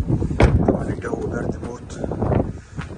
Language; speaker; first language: Arabic; native; Arabic